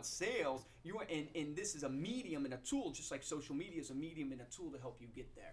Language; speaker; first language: English; native; English